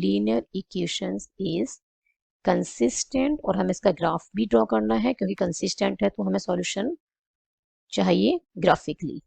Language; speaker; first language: Hindi; native; Hindi